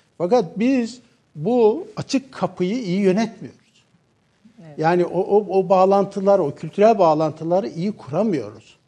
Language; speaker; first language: Turkish; native; Turkish